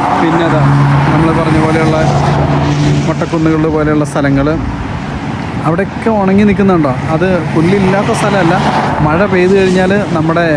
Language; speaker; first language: Malayalam; native; Malayalam